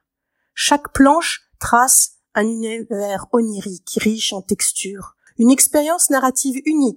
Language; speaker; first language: French; native; French